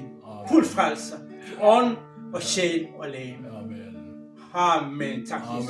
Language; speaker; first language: Danish; non-native, fluent; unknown